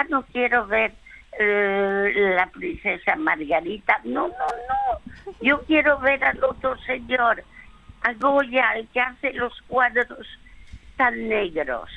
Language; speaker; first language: Spanish; early bilingual, other home language; French